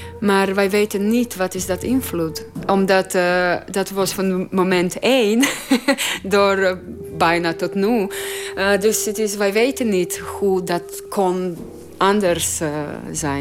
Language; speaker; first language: Dutch; non-native, learner; Croatian